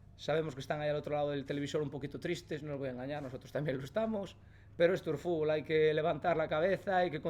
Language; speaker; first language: Spanish; native; Spanish